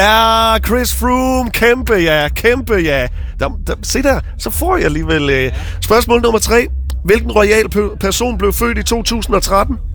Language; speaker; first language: Danish; native; Danish